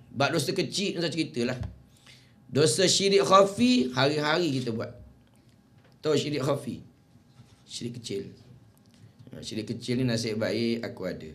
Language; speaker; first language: Malay; native; Malay